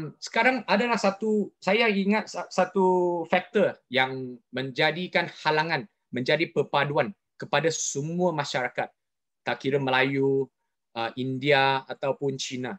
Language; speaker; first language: Malay; non-native, local second language; Chinese